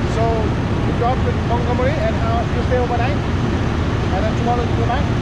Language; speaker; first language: English; non-native, learner; Thai